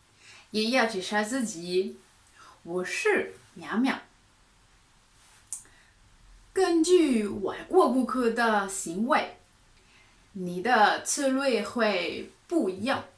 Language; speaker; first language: Chinese; non-native, fluent; French